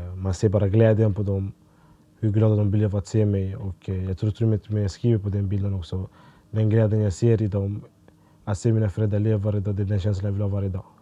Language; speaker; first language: Swedish; early bilingual, other home language; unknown